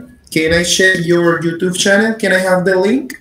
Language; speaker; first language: English; non-native, fluent; Spanish